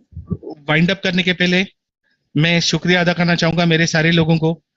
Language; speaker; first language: Hindi; native; Hindi